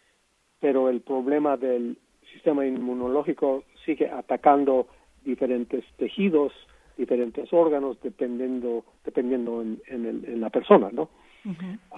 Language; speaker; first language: Spanish; non-native, fluent; English